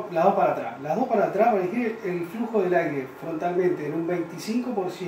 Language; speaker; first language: Spanish; native; Spanish